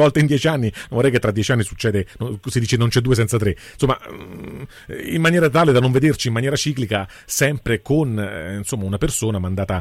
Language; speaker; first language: Italian; native; Italian